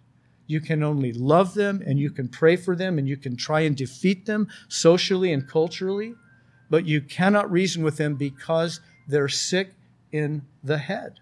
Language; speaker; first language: English; native; English